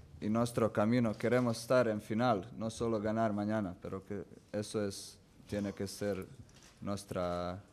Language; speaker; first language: Spanish; non-native, learner; Croatian